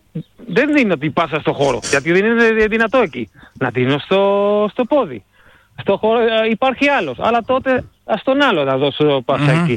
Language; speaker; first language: Greek; non-native, learner; Spanish